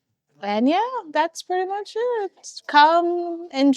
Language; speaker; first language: English; native; English